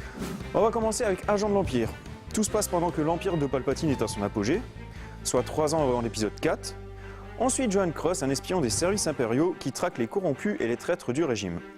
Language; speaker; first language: French; native; French